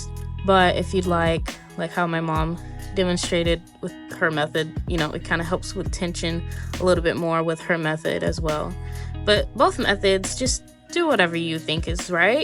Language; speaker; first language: English; native; English